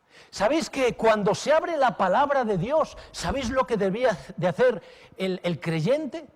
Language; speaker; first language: Spanish; native; Spanish